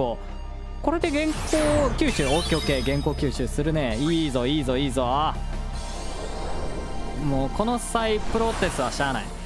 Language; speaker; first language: Japanese; native; Japanese